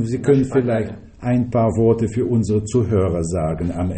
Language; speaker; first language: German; non-native, fluent; Russian